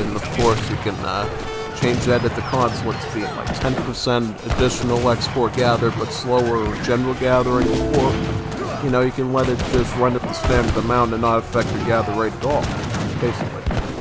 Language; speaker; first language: English; native; English